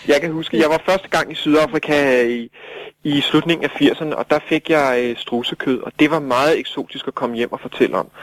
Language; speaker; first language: Danish; native; Danish